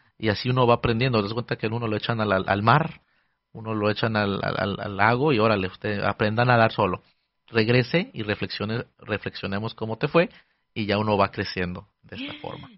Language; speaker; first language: Spanish; early bilingual, heritage; Spanish